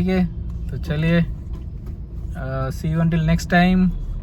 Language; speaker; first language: Hindi; native; Hindi